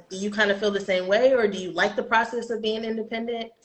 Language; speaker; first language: English; native; English